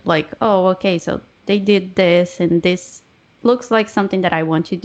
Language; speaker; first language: English; non-native, fluent; Portuguese